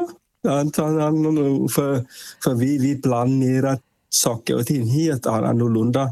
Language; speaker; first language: Swedish; non-native, fluent; Vietnamese